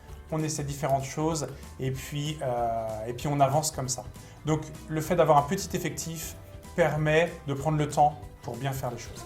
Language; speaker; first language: French; native; French